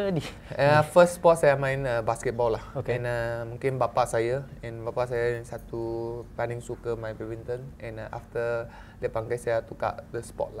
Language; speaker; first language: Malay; non-native, local second language; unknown